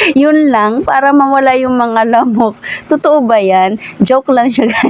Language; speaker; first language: Filipino; native; Filipino